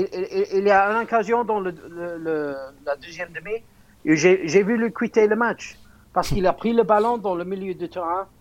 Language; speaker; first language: French; non-native, fluent; English